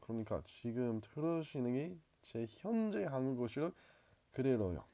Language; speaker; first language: Korean; non-native, learner; English